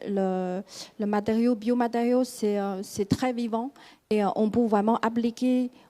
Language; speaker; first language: French; non-native, fluent; Chinese